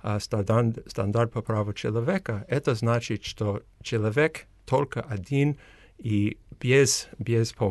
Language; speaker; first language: Russian; non-native, fluent; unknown